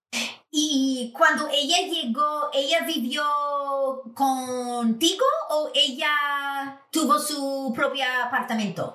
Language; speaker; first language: Spanish; non-native, fluent; English